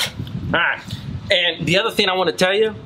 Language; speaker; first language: English; native; English